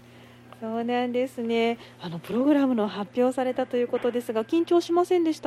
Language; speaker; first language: Japanese; native; Japanese